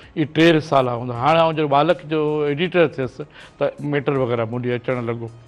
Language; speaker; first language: Sindhi; native; Sindhi